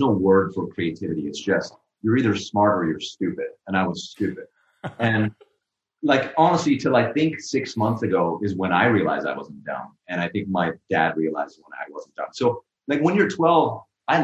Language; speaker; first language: English; non-native, local second language; Urdu